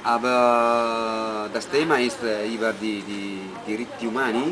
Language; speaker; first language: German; non-native, local second language; Italian